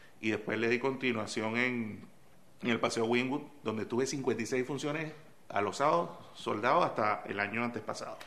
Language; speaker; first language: Spanish; native; Spanish